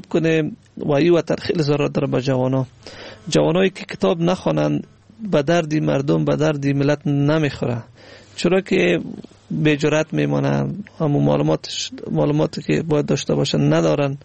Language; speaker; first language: Persian; native; Persian